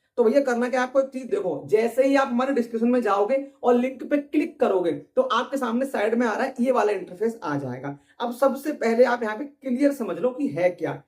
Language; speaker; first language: Hindi; native; Hindi